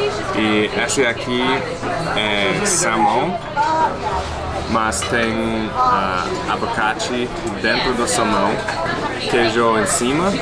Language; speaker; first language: Portuguese; non-native, fluent; English